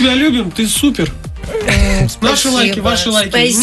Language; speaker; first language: Russian; native; Russian